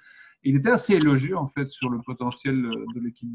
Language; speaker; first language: French; native; French